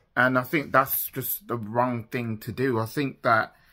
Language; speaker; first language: English; native; English